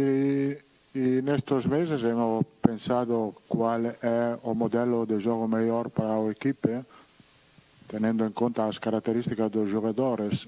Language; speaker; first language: Spanish; non-native, fluent; Italian